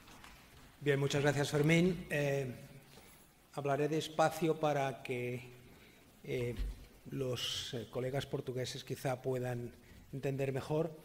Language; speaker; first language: Spanish; native; Spanish